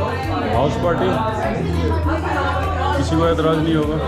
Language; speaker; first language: Hindi; native; Hindi